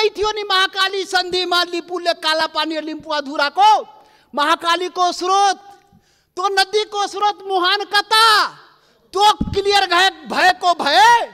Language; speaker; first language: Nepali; non-native, local second language; Maithili